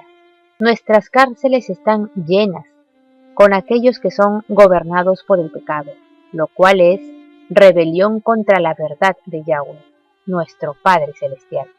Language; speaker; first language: Spanish; native; Spanish